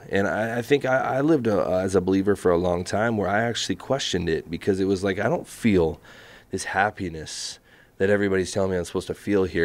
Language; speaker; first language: English; native; English